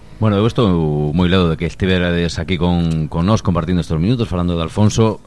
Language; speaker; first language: Galician; native; Galician